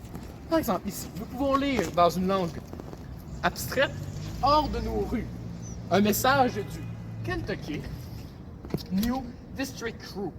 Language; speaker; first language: French; native; French